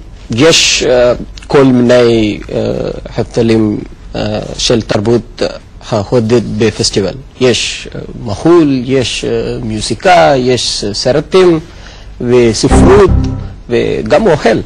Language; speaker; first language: Hebrew; non-native, learner; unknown